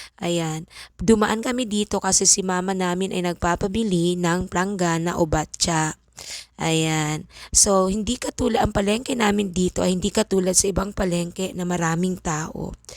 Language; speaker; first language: Filipino; non-native, local second language; Bikol